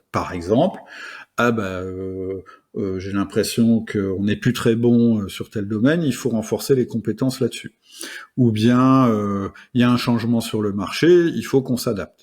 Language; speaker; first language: French; native; French